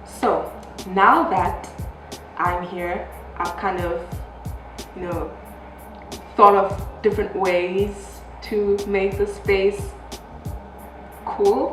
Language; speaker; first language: English; non-native, local second language; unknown